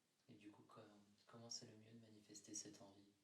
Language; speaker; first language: French; native; French